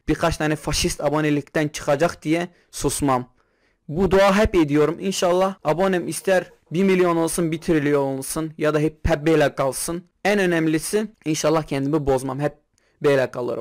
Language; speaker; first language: Turkish; non-native, local second language; Kurdish